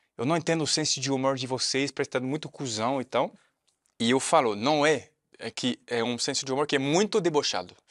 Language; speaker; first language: Portuguese; non-native, fluent; French